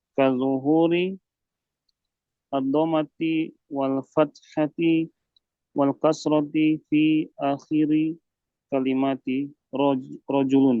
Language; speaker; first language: Arabic; non-native, learner; Indonesian